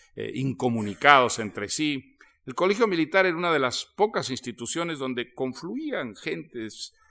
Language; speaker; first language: Spanish; native; Spanish